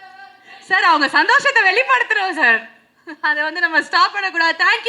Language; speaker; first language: Tamil; native; Tamil